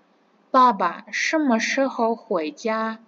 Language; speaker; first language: Chinese; non-native, fluent; Kazakh